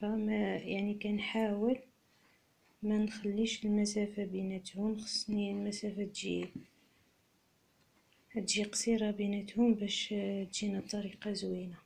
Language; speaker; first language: Arabic; native; Arabic